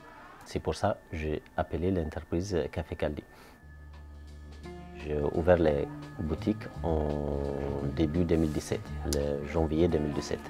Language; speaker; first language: French; non-native, fluent; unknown